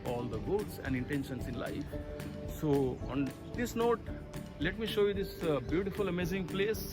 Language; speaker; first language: English; non-native, local second language; Hindi